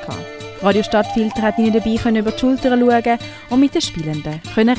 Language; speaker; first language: German; native; German